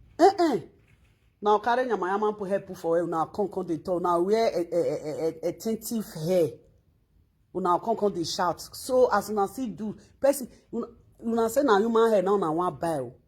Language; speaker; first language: Nigerian Pidgin; non-native, local second language; Bini